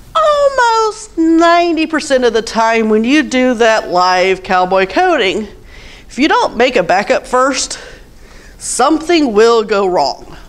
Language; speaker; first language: English; native; English